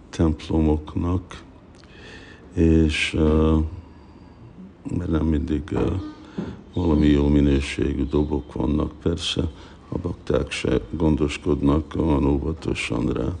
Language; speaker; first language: Hungarian; early bilingual, heritage; Hungarian